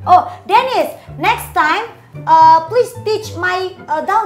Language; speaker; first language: English; non-native, learner; Indonesian